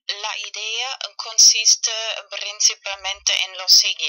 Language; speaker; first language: Spanish; non-native, fluent; German